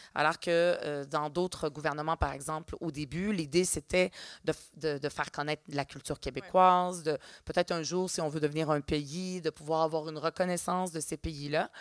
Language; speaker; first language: French; early bilingual, other home language; Arabic